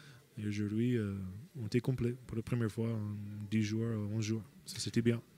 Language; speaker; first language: French; non-native, fluent; English